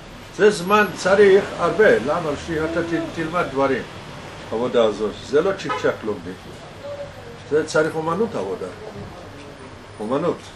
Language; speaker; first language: Hebrew; non-native, learner; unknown